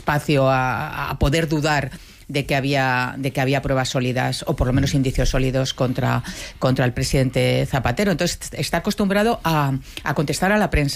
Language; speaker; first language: Spanish; native; Spanish